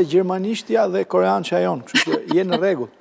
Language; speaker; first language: Albanian; native; Albanian